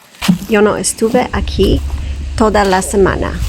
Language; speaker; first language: Spanish; non-native, learner; English